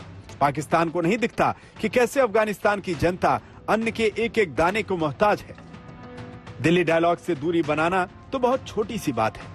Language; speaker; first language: Hindi; native; Hindi